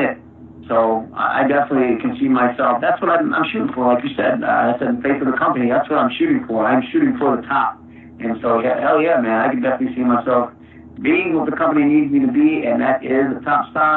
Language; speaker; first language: English; native; English